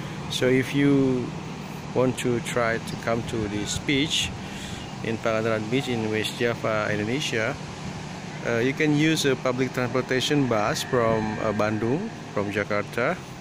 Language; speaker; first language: English; non-native, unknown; Indonesian